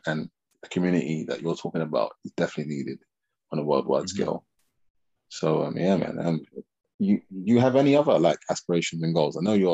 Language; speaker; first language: English; native; English